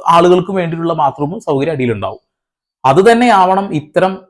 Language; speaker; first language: Malayalam; native; Malayalam